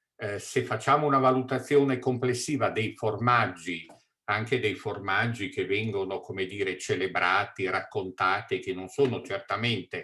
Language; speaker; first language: Italian; native; Italian